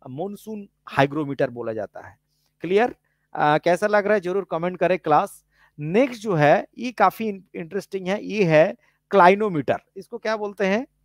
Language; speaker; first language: Hindi; non-native, local second language; Bangla